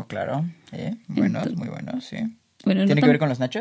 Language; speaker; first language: Spanish; native; Spanish